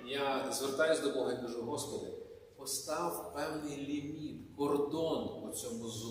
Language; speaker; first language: Ukrainian; native; Ukrainian